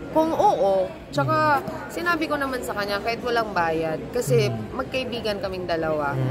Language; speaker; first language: Filipino; non-native, local second language; Cebuano